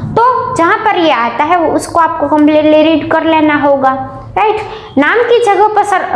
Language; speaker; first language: Hindi; non-native, local second language; Gujarati